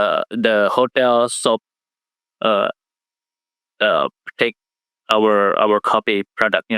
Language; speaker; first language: English; non-native, learner; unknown